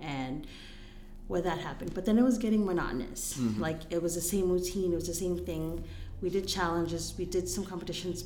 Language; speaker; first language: English; non-native, local second language; Filipino